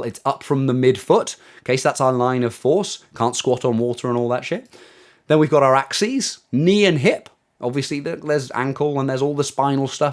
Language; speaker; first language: English; native; English